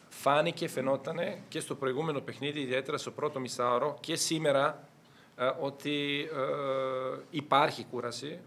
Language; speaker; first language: Greek; non-native, fluent; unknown